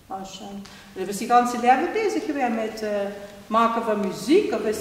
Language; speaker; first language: Dutch; native; Dutch